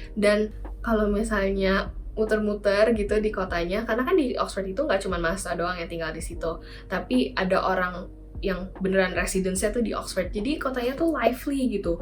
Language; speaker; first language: Indonesian; native; Indonesian